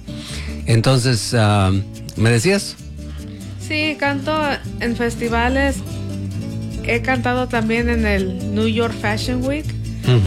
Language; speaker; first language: Spanish; early bilingual, heritage; Spanish